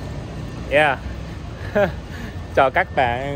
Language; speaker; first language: Vietnamese; non-native, learner; English